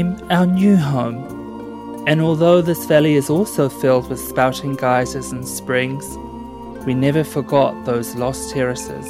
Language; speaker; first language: English; native; English